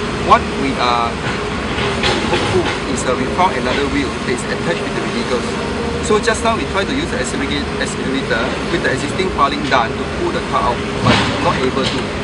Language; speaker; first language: English; non-native, local second language; Chinese